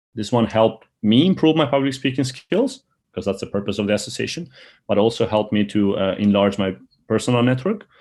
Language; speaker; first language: English; early bilingual, other home language; Albanian